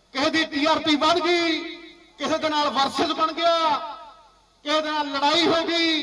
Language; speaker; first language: Hindi; non-native, local second language; Punjabi